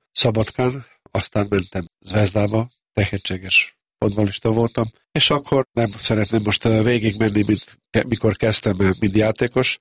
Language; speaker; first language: Hungarian; non-native, fluent; Serbian